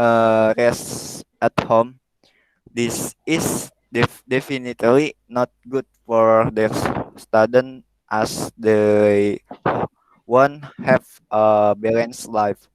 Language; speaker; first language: English; non-native, learner; Indonesian